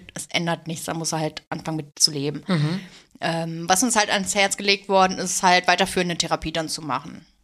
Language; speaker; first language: German; native; German